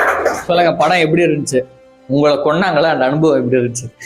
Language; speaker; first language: Tamil; native; Tamil